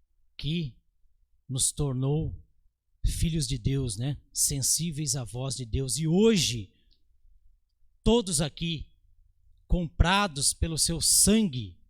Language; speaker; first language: Portuguese; native; Portuguese